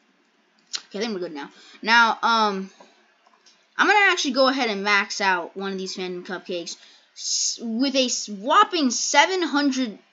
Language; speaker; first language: English; native; English